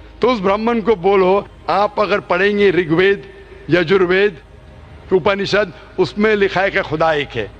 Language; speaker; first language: Urdu; non-native, local second language; Konkani